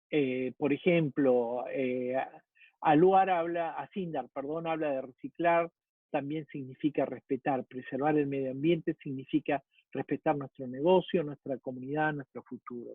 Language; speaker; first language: Spanish; native; Spanish